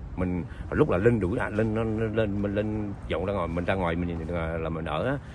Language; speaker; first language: Vietnamese; native; Vietnamese